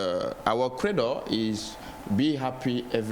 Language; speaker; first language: English; non-native, learner; French